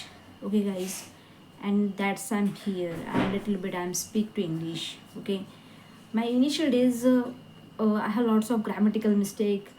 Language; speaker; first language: English; non-native, learner; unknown